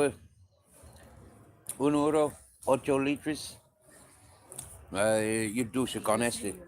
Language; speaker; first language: Spanish; non-native, learner; English